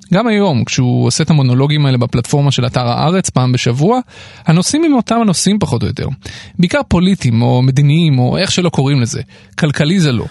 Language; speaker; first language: Hebrew; native; Hebrew